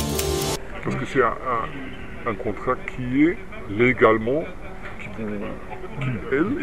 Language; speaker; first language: French; non-native, fluent; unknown